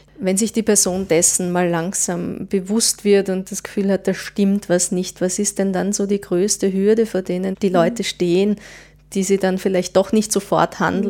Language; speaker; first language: German; native; German